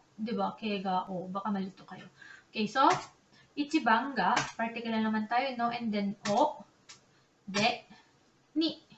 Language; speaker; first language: Filipino; native; Filipino